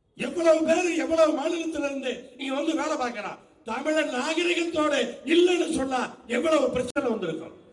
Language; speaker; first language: Tamil; native; Tamil